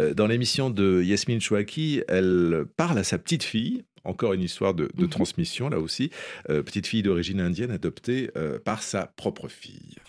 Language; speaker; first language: French; native; French